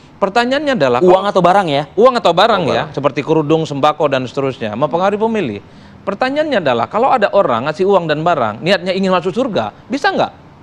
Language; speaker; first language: Indonesian; non-native, local second language; Madurese